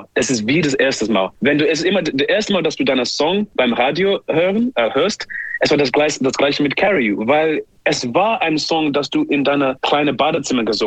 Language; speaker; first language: German; non-native, learner; English